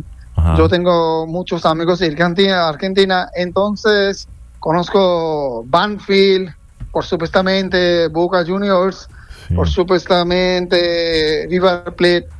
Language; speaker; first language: Spanish; non-native, fluent; Bangla